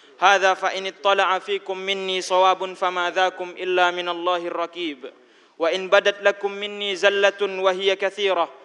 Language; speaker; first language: Arabic; non-native, fluent; Indonesian